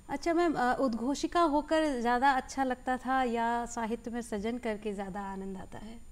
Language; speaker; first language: Hindi; native; Hindi